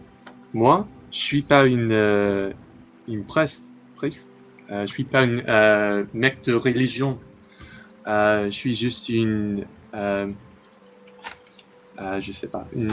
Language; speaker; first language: French; non-native, learner; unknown